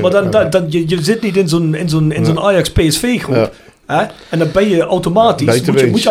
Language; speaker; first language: Dutch; native; Dutch